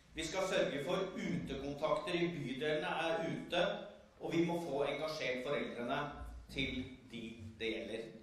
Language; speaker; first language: Norwegian; native; Norwegian